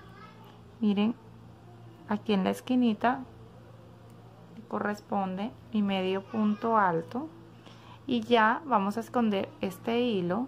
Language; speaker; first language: Spanish; native; Spanish